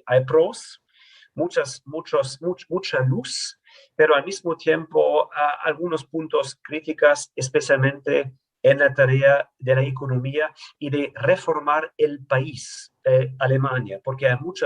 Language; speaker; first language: Spanish; non-native, fluent; German